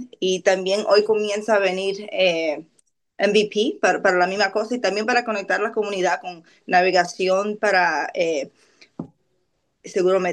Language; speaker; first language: Spanish; early bilingual, other home language; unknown